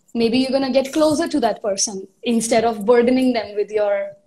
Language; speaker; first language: English; non-native, local second language; Hindi